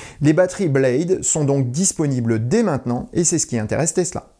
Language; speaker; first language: French; native; French